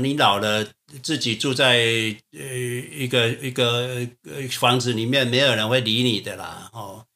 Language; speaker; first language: Chinese; native; Chinese